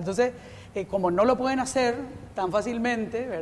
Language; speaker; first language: Spanish; native; Spanish